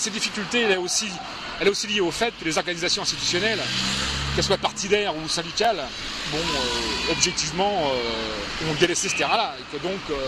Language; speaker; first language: French; native; French